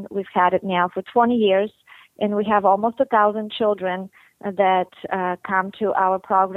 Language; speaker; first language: English; non-native, fluent; Bulgarian